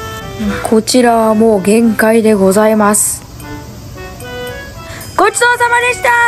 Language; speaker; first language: Japanese; native; Japanese